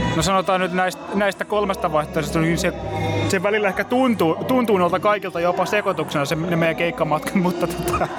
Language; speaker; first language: Finnish; native; Finnish